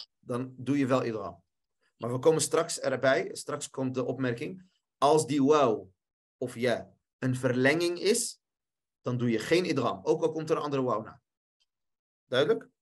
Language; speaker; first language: Dutch; early bilingual, other home language; Arabic